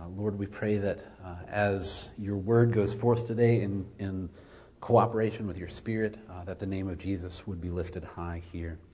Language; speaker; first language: English; native; English